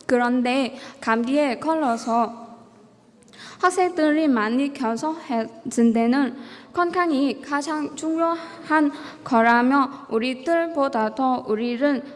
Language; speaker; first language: Korean; non-native, learner; Vietnamese